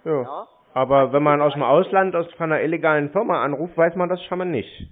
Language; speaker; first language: German; native; German